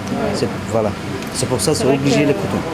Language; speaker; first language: French; non-native, learner; Turkish